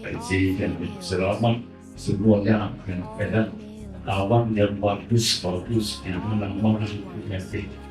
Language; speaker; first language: Indonesian; non-native, learner; Thai